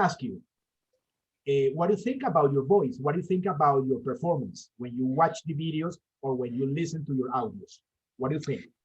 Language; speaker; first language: English; non-native, fluent; Spanish